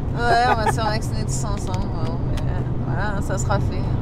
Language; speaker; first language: French; native; French